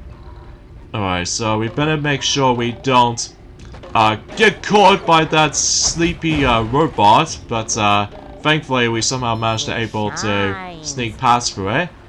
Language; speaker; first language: English; native; English